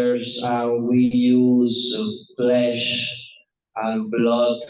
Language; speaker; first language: English; non-native, learner; Spanish